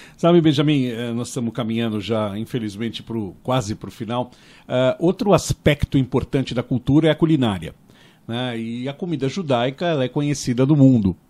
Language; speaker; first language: Portuguese; native; Portuguese